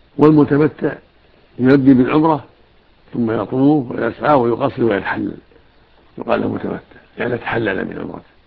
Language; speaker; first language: Arabic; native; Arabic